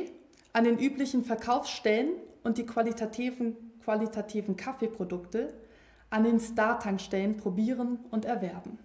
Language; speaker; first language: German; native; German